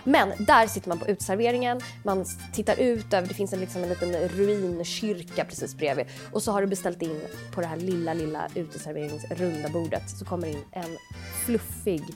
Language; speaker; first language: Swedish; native; Swedish